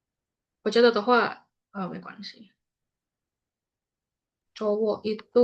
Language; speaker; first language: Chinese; non-native, fluent; Indonesian